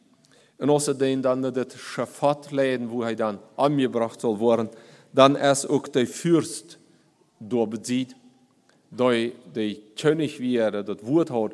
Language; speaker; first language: German; non-native, learner; Plautdietsch